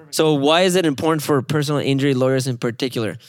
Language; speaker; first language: English; non-native, fluent; Spanish